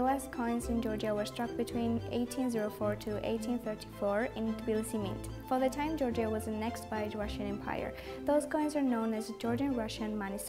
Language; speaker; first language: English; non-native, learner; Georgian